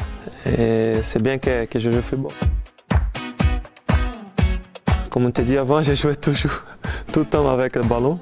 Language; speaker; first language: French; non-native, learner; Portuguese